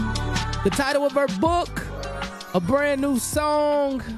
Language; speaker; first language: English; native; English